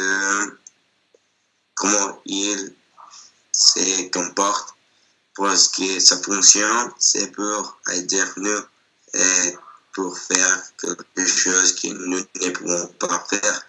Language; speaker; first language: French; non-native, learner; Spanish